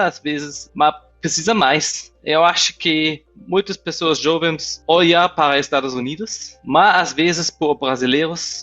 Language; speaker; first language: Portuguese; non-native, fluent; German